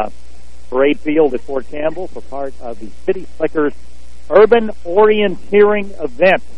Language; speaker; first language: English; native; English